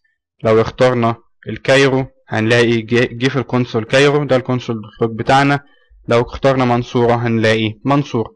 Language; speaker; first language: Arabic; native; Arabic